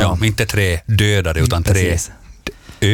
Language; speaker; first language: Swedish; native; Swedish